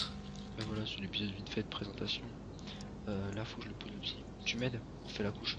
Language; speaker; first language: French; native; French